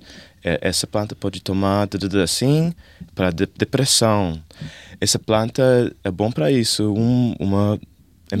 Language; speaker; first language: Portuguese; non-native, learner; English